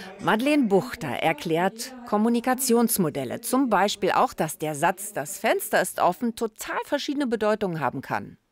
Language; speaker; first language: German; native; German